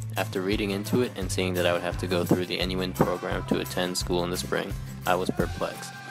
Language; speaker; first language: English; native; English